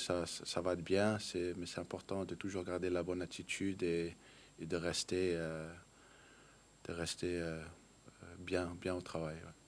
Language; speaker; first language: French; non-native, fluent; Danish